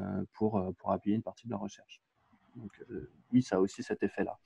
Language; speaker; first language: French; native; French